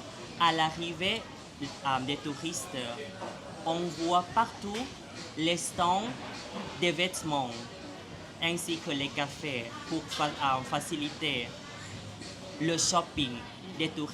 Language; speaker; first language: French; non-native, fluent; Thai